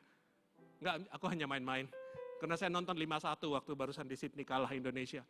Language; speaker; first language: Indonesian; native; Indonesian